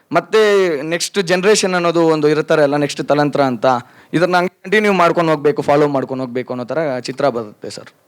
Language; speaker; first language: Kannada; non-native, local second language; Lambadi